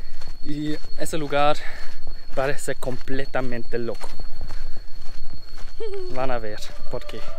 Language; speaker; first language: Spanish; non-native, learner; German